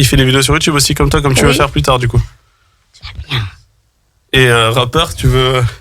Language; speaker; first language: French; native; French